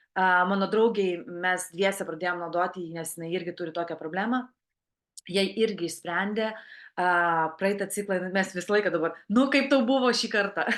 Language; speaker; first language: Lithuanian; native; Lithuanian